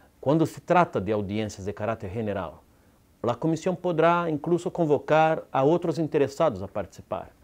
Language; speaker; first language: Portuguese; non-native, fluent; Spanish